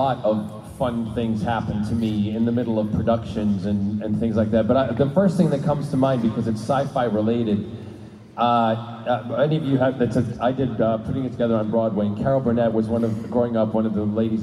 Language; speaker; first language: English; native; English